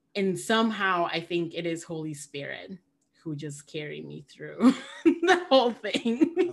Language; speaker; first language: English; early bilingual, other home language; Spanish